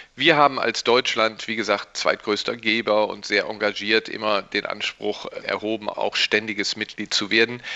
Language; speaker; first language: German; native; German